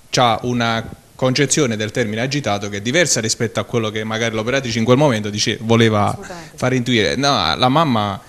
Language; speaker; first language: Italian; native; Italian